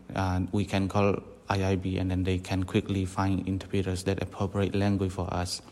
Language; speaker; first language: English; non-native, fluent; Burmese